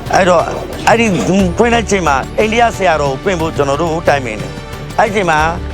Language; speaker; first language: Burmese; non-native, local second language; Tamil